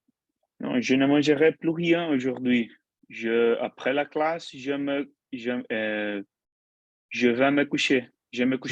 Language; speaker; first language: French; non-native, learner; Portuguese